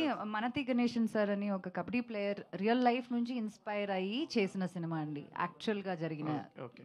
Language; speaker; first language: Telugu; non-native, local second language; Malayalam